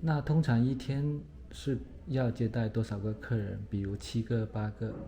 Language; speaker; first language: Chinese; native; Chinese